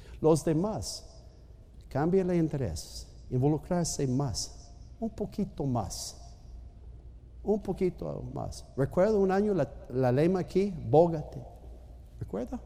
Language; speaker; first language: Spanish; non-native, fluent; English